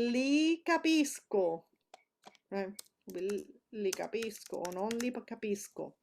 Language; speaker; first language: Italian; non-native, fluent; Spanish